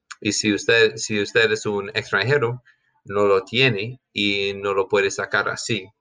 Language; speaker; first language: Spanish; non-native, fluent; English